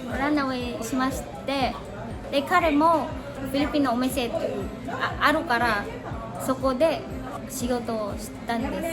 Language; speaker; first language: Japanese; non-native, fluent; Cebuano